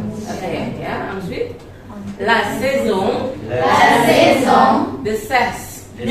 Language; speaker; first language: French; non-native, fluent; Indonesian